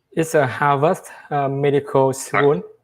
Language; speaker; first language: English; non-native, learner; Vietnamese